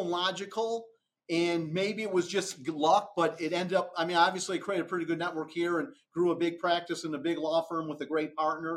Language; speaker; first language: English; native; English